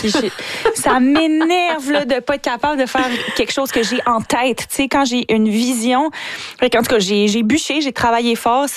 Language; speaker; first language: French; native; French